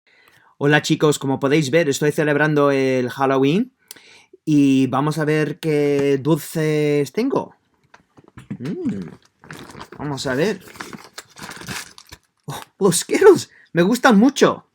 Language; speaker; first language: Spanish; non-native, fluent; English